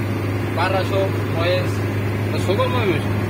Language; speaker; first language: Arabic; non-native, learner; Bangla